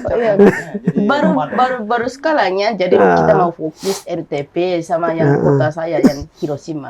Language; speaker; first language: Indonesian; non-native, fluent; Japanese